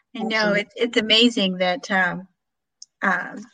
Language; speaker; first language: English; native; English